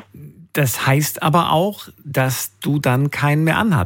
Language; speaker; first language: German; native; German